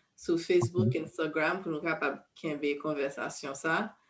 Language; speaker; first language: French; non-native, local second language; Haitian Creole